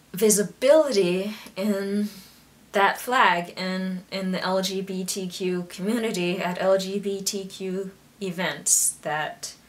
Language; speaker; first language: English; native; English